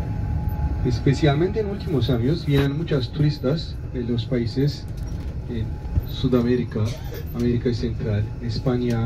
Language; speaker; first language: Spanish; non-native, fluent; Turkish